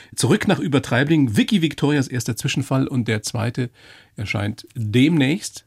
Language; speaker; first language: German; native; German